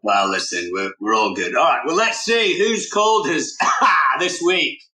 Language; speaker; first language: English; native; English